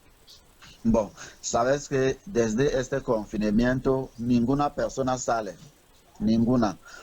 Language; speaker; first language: Spanish; non-native, learner; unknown